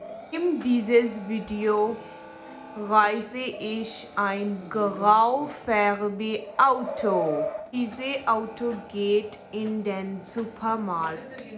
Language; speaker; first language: German; non-native, learner; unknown